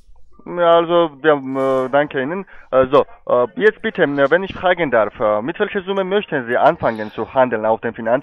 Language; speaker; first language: German; non-native, fluent; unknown